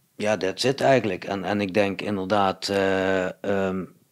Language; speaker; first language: Dutch; native; Dutch